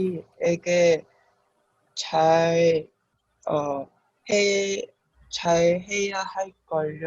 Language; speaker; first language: Korean; non-native, learner; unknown